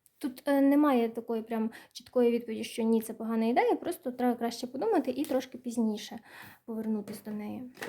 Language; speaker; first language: Ukrainian; non-native, local second language; Russian